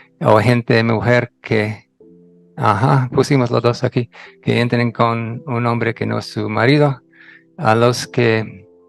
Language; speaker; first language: Spanish; non-native, fluent; English